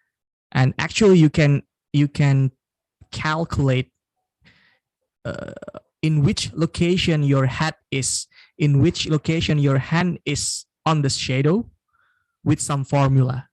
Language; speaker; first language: English; non-native, fluent; Indonesian